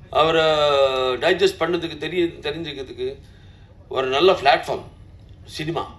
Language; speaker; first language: Tamil; non-native, learner; Telugu